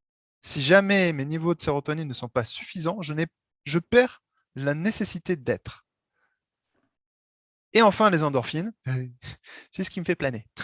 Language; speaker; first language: French; native; French